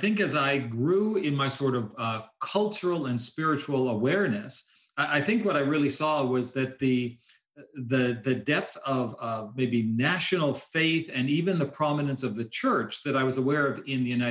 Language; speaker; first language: English; native; English